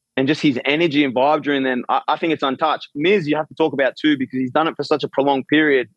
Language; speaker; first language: English; native; English